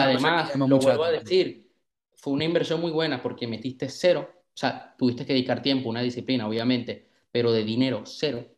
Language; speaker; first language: Spanish; native; Spanish